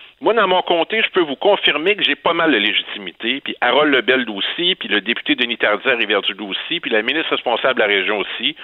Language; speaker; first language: French; native; French